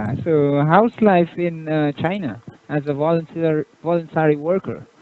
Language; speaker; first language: English; non-native, local second language; Filipino